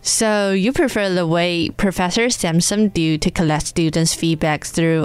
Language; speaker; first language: English; non-native, fluent; Chinese